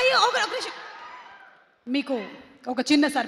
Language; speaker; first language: Telugu; native; Telugu